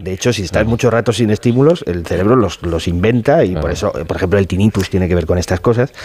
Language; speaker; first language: Spanish; native; Spanish